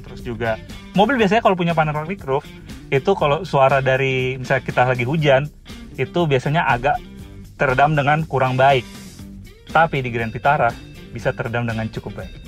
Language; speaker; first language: Indonesian; native; Indonesian